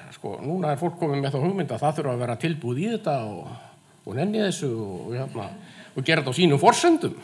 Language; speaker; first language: Icelandic; native; Icelandic